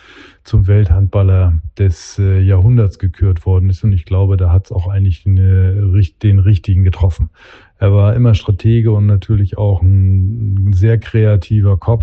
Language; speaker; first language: German; native; German